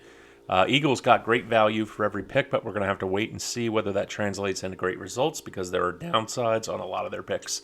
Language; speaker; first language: English; native; English